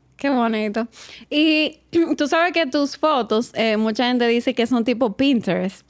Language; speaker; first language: Spanish; native; Spanish